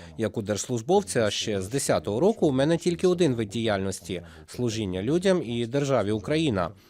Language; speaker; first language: Ukrainian; non-native, local second language; Russian